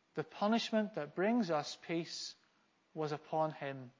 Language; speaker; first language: English; native; English